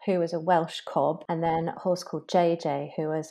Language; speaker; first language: English; native; English